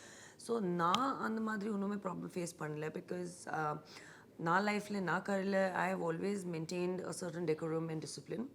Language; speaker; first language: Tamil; non-native, learner; Hindi